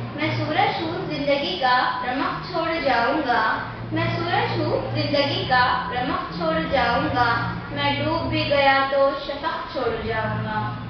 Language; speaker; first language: Urdu; native; Urdu